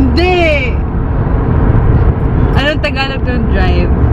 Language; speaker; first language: Filipino; non-native, local second language; Cebuano